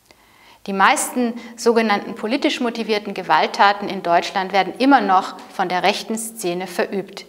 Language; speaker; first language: German; native; German